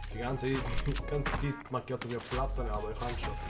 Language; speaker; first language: German; native; German